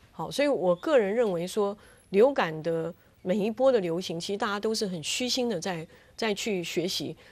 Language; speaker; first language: Chinese; native; Chinese